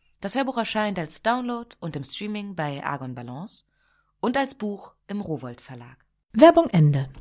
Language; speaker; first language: German; native; German